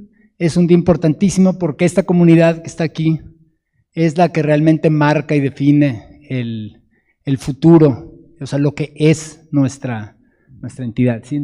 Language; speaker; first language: Spanish; native; Spanish